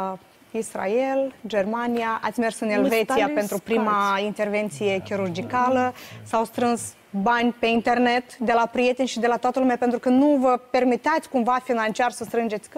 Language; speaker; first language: Romanian; native; Romanian